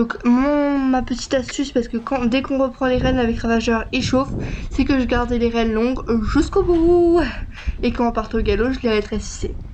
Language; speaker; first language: French; native; French